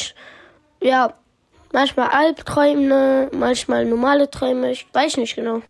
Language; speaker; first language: German; early bilingual, other home language; Pashto